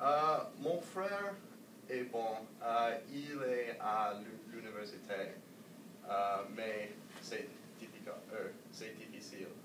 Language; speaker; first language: French; non-native, learner; English